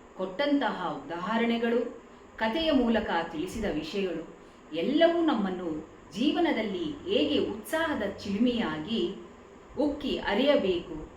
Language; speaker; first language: Kannada; native; Kannada